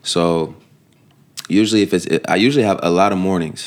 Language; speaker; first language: English; native; English